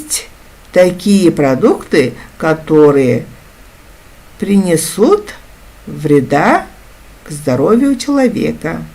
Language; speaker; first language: Russian; non-native, local second language; Kazakh